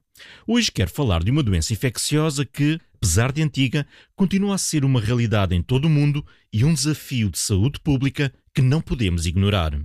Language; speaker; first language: Portuguese; native; Portuguese